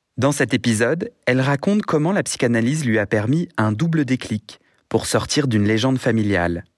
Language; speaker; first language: French; native; French